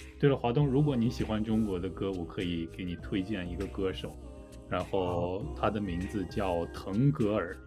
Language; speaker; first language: Chinese; native; Chinese